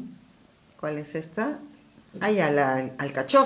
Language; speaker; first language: Spanish; native; Spanish